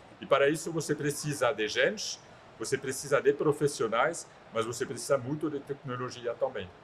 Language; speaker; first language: Portuguese; non-native, fluent; French